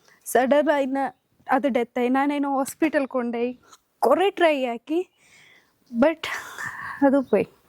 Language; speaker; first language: Malayalam; non-native, local second language; Hindi